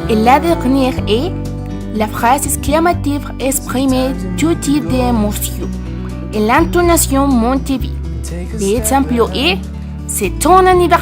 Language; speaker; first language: French; non-native, learner; Spanish